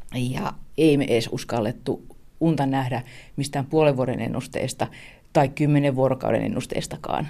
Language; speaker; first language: Finnish; native; Finnish